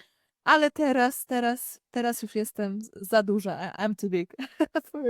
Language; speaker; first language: Polish; native; Polish